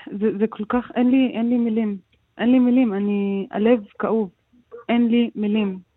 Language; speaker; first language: Hebrew; non-native, local second language; Arabic